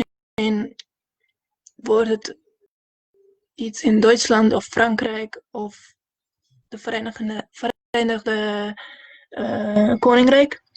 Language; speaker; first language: Dutch; non-native, fluent; Hungarian